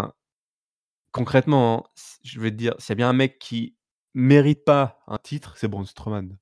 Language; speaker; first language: French; native; French